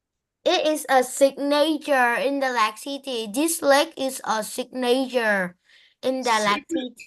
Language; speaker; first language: English; non-native, learner; Vietnamese